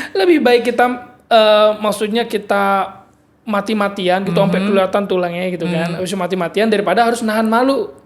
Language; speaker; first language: Indonesian; early bilingual, heritage; Madurese